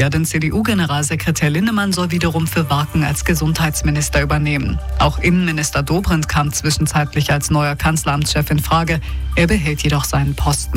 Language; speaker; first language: German; native; German